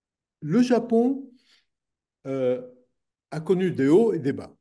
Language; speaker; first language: French; non-native, local second language; Arabic